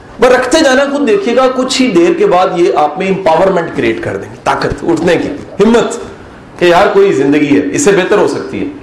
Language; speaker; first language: Urdu; non-native, local second language; Punjabi